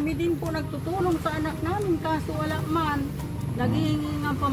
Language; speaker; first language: Filipino; non-native, local second language; Bikol